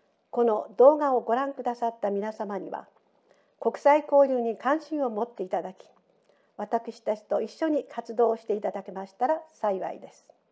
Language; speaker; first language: Japanese; native; Japanese